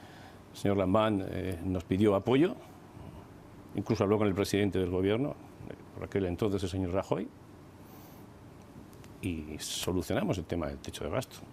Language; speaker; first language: Spanish; native; Spanish